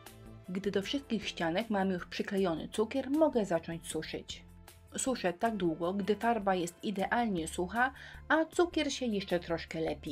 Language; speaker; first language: Polish; native; Polish